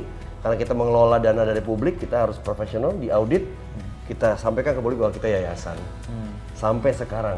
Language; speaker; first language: Indonesian; native; Indonesian